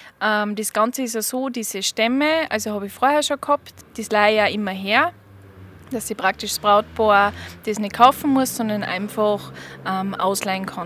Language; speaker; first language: German; native; German